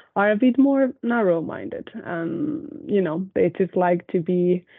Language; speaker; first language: English; non-native, fluent; Spanish